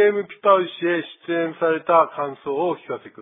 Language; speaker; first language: Japanese; native; Japanese